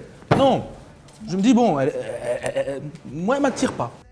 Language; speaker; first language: French; native; French